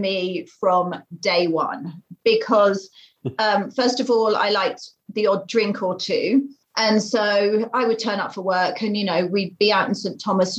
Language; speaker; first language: English; native; English